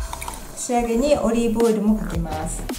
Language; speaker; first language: Japanese; native; Japanese